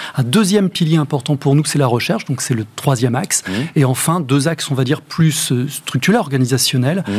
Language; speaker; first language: French; native; French